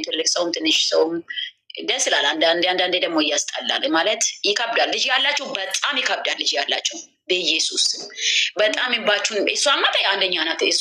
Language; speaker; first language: Amharic; non-native, local second language; Oromo